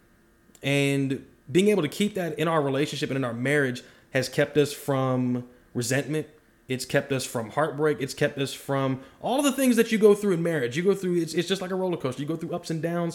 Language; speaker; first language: English; native; English